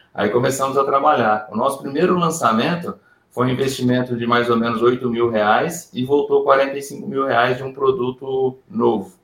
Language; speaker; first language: Portuguese; native; Portuguese